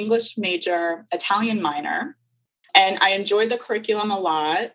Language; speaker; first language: English; native; English